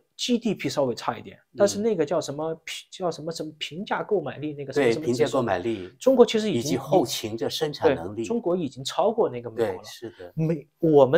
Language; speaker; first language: Chinese; native; Chinese